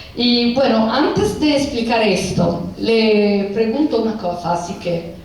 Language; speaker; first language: Spanish; non-native, fluent; Italian